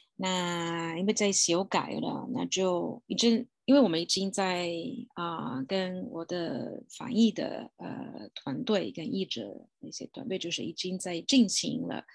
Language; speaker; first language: Chinese; non-native, fluent; Italian